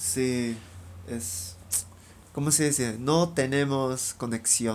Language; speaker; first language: Spanish; non-native, learner; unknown